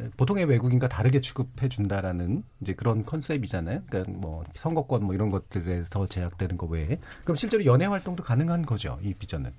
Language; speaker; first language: Korean; native; Korean